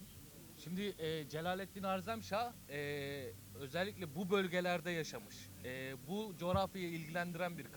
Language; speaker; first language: Turkish; native; Turkish